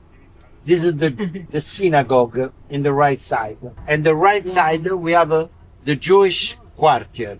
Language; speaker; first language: English; non-native, learner; Italian